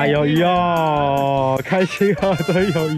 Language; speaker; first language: Chinese; native; Chinese